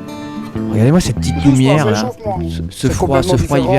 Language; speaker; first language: French; native; French